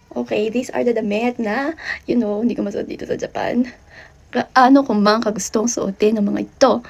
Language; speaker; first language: Filipino; native; Filipino